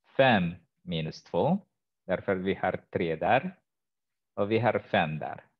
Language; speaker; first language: Swedish; non-native, fluent; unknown